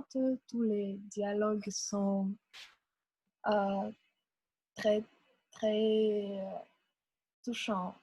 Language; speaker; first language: French; non-native, learner; Russian